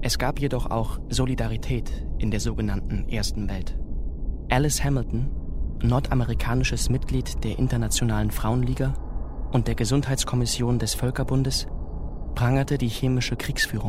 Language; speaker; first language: German; native; German